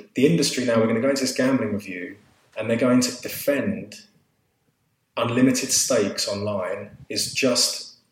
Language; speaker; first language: English; native; English